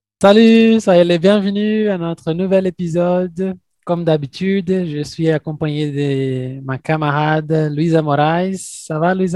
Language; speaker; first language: French; non-native, fluent; Portuguese